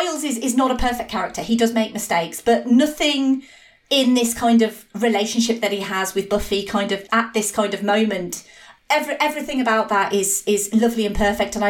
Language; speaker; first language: English; native; English